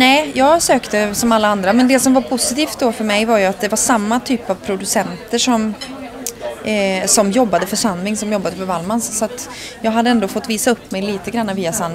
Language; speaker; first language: Swedish; native; Swedish